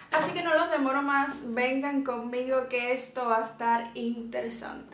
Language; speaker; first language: Spanish; native; Spanish